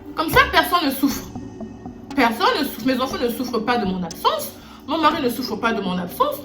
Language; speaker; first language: French; non-native, local second language; Lingala